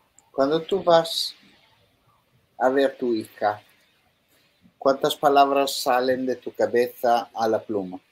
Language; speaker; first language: Spanish; non-native, fluent; Italian